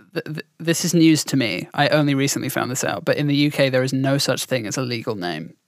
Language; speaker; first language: English; native; English